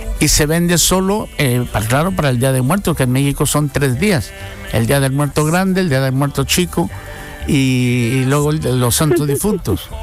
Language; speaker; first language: Spanish; native; Spanish